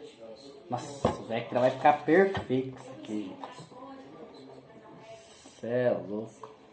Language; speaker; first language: Portuguese; native; Portuguese